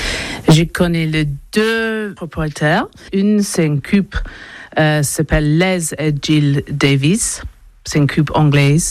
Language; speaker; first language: French; non-native, learner; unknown